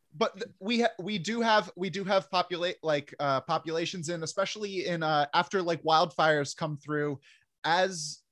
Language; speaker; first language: English; native; English